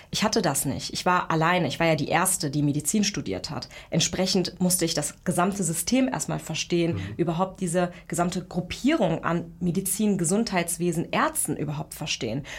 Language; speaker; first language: German; early bilingual, other home language; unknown